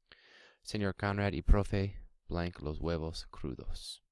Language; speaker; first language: Spanish; non-native, fluent; English